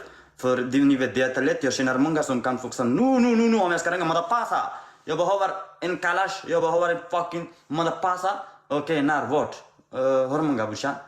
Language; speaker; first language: Swedish; non-native, learner; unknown